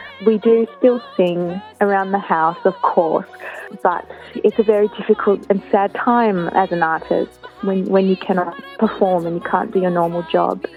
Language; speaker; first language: English; early bilingual, other home language; Italian